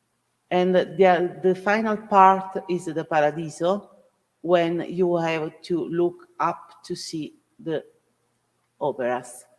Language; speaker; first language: English; non-native, learner; Italian